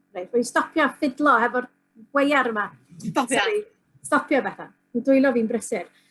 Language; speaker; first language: Welsh; non-native, local second language; English